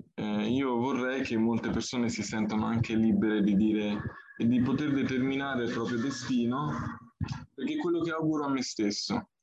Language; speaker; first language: Italian; early bilingual, other home language; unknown